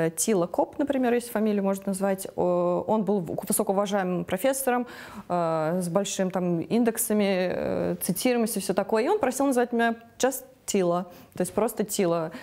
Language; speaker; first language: Russian; native; Russian